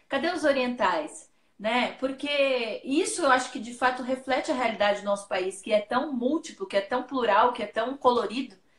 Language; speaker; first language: Portuguese; native; Portuguese